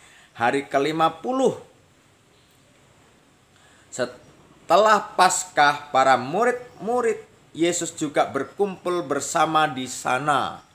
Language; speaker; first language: Indonesian; native; Indonesian